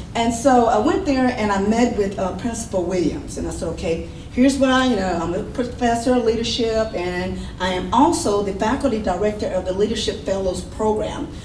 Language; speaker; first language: English; native; English